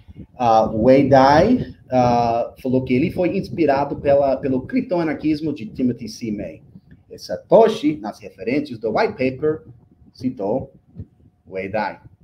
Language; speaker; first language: Portuguese; non-native, fluent; English